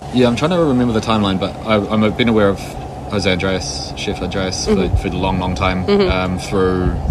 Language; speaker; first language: English; native; English